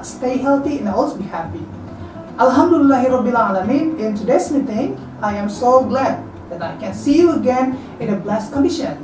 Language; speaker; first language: English; non-native, fluent; Indonesian